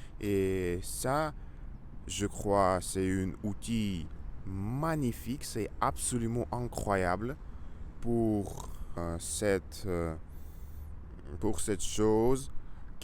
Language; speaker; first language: French; non-native, learner; Russian